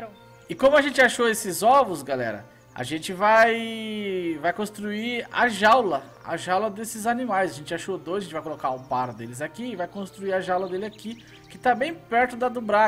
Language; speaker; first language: Portuguese; native; Portuguese